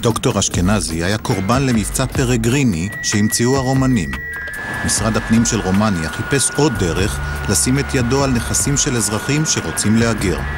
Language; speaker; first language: Hebrew; native; Hebrew